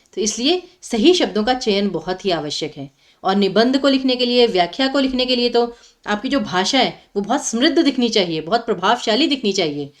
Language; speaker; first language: Hindi; native; Hindi